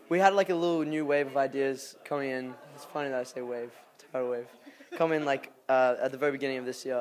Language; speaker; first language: English; native; English